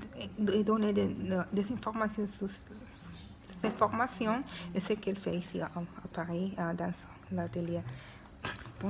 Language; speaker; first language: French; non-native, learner; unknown